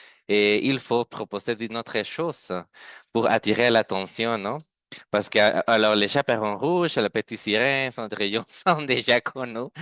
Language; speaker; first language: French; non-native, fluent; Spanish